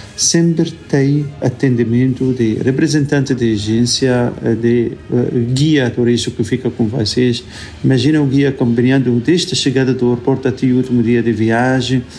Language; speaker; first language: Portuguese; non-native, fluent; Arabic